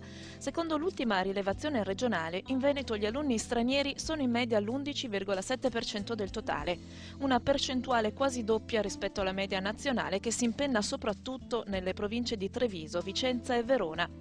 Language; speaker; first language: Italian; native; Italian